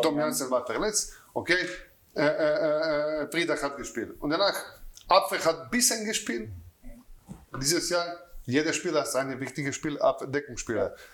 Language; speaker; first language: German; non-native, learner; Croatian